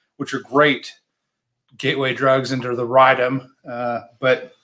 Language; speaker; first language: English; native; English